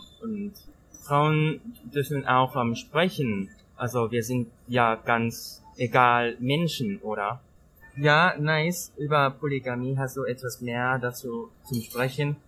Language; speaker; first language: German; non-native, learner; Thai